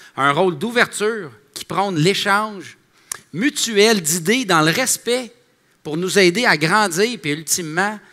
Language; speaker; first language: French; native; French